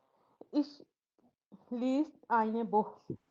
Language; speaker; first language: German; non-native, learner; Urdu